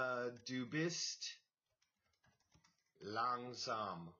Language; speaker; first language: German; non-native, learner; English